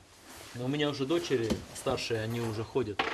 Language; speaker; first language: Russian; native; Russian